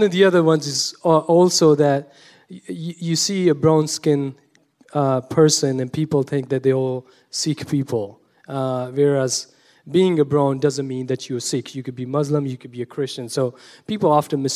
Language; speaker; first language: English; non-native, local second language; Punjabi